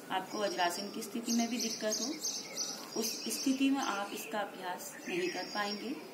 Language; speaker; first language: Hindi; native; Hindi